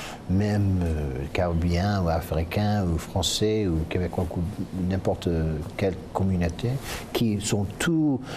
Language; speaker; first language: French; non-native, local second language; English